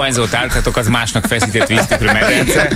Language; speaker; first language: Hungarian; native; Hungarian